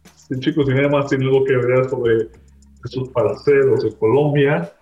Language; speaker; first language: Spanish; native; Spanish